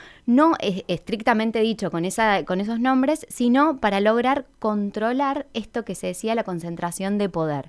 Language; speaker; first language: Spanish; native; Spanish